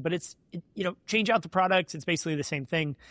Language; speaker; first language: English; native; English